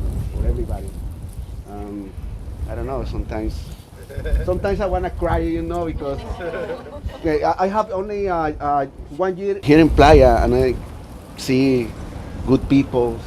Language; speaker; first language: English; non-native, learner; Spanish